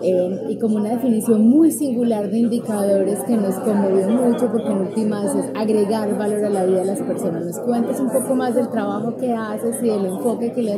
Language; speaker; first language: Spanish; early bilingual, heritage; Spanish